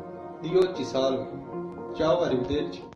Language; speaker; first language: Italian; non-native, learner; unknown